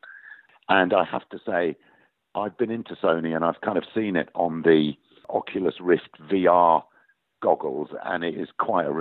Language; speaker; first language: English; native; English